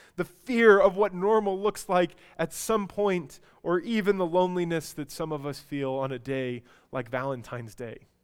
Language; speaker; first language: English; native; English